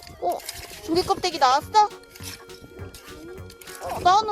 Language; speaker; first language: Korean; native; Korean